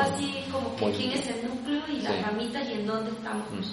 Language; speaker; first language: Spanish; native; Spanish